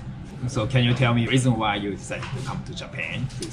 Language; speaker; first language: English; non-native, fluent; Japanese